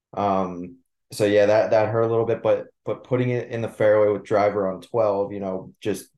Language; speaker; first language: English; native; English